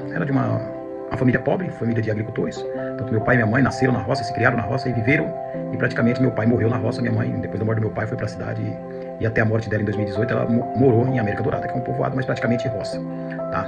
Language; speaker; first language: Portuguese; native; Portuguese